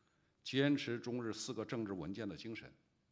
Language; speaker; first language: Chinese; native; Chinese